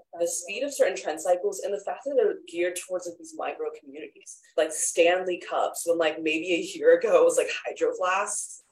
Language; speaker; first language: English; native; English